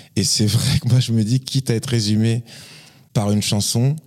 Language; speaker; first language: French; native; French